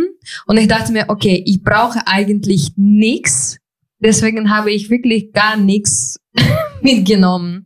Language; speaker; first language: German; non-native, fluent; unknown